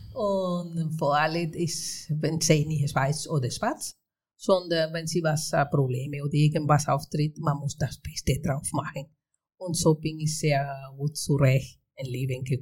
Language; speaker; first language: German; non-native, fluent; Spanish